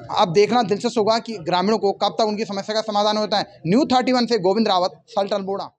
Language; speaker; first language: Hindi; native; Hindi